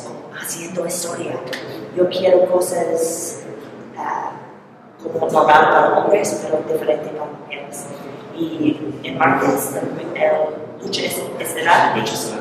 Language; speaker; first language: Spanish; non-native, learner; English